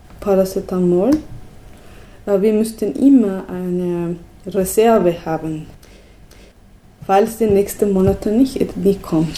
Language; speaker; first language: German; non-native, learner; Spanish